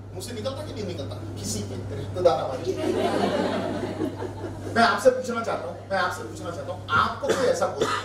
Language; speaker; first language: Hindi; non-native, local second language; Marathi